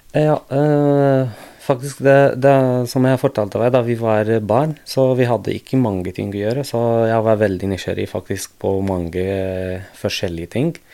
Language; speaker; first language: Norwegian; non-native, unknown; Arabic